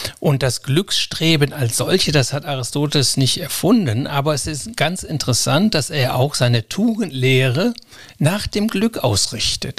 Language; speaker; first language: German; native; German